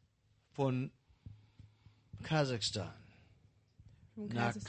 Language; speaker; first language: German; non-native, learner; English